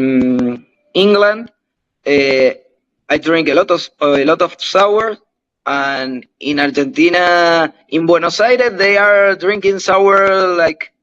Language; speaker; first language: English; non-native, learner; Spanish